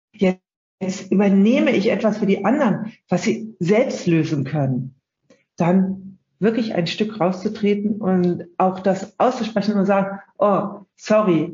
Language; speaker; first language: German; native; German